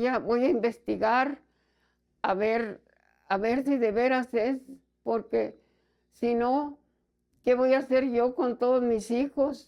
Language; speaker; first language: Spanish; native; Spanish